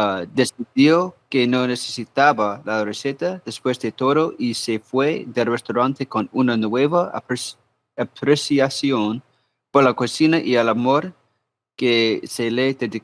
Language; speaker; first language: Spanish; non-native, learner; English